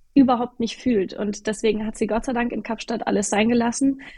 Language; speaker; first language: German; native; German